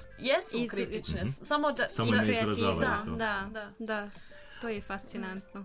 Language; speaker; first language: Croatian; non-native, learner; German